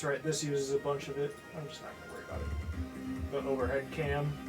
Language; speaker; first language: English; native; English